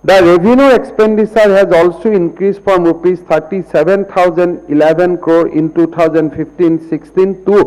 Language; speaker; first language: English; non-native, local second language; Assamese